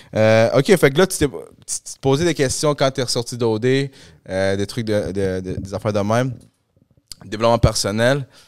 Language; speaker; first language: French; early bilingual, other home language; Spanish